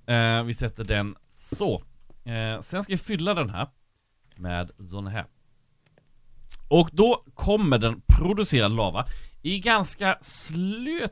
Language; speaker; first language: Swedish; native; Swedish